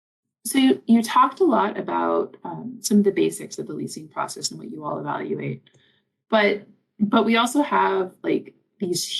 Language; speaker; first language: English; native; English